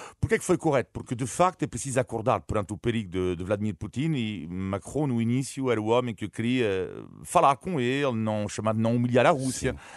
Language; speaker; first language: Portuguese; non-native, fluent; French